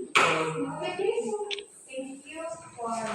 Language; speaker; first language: English; non-native, learner; Indonesian